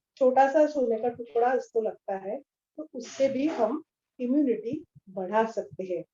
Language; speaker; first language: Hindi; non-native, local second language; Marathi